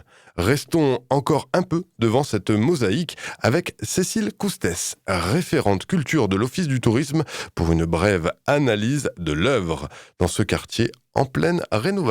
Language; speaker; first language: French; native; French